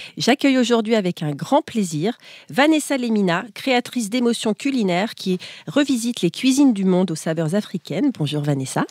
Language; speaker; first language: French; native; French